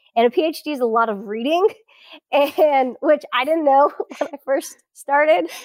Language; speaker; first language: English; early bilingual, other home language; Portuguese